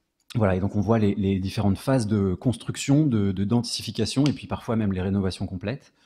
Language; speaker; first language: French; native; French